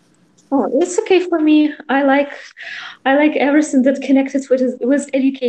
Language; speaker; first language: English; non-native, learner; Russian